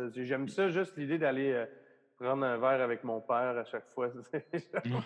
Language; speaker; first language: French; native; French